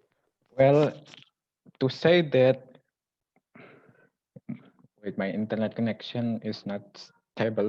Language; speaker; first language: English; non-native, local second language; Indonesian